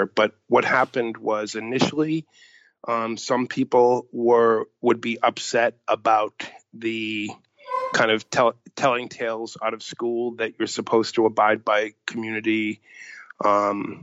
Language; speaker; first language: English; native; English